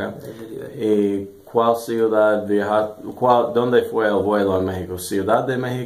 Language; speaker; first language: Spanish; non-native, learner; English